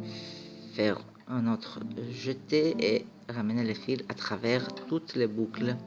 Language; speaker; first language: French; non-native, fluent; Greek